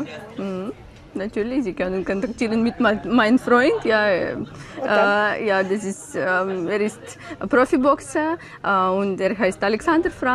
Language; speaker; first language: German; non-native, learner; Ukrainian